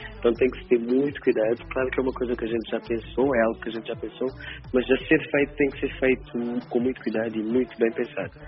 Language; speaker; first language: Portuguese; non-native, local second language; Kabuverdianu